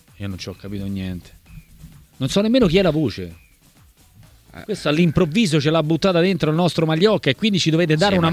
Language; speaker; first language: Italian; native; Italian